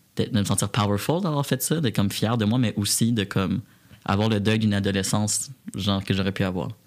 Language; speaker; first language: French; native; French